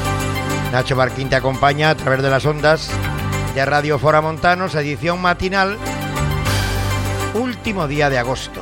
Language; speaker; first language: Spanish; native; Spanish